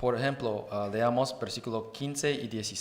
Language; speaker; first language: Spanish; non-native, fluent; Chinese